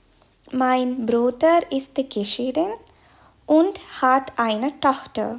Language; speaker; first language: German; non-native, fluent; Malayalam